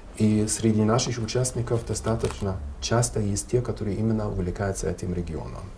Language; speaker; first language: Russian; non-native, fluent; German